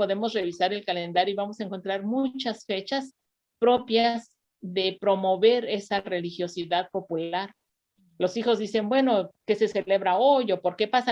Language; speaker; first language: Spanish; native; Spanish